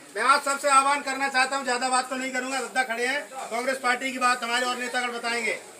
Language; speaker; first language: Hindi; native; Hindi